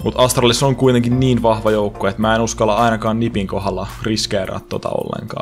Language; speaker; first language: Finnish; native; Finnish